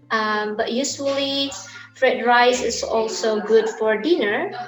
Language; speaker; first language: English; non-native, learner; Indonesian